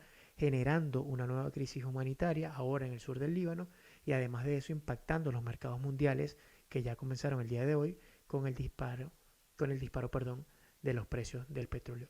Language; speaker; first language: Spanish; native; Spanish